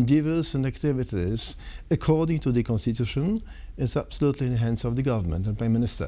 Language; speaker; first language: English; non-native, fluent; Polish